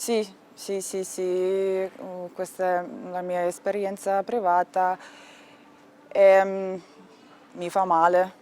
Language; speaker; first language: Italian; non-native, learner; Ukrainian